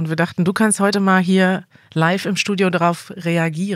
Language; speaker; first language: German; native; German